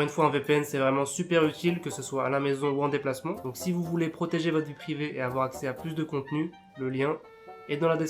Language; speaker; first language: French; native; French